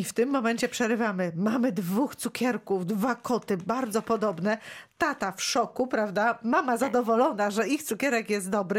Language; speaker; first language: Polish; native; Polish